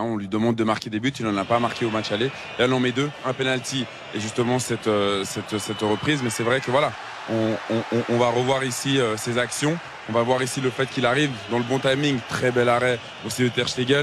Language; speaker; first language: French; native; French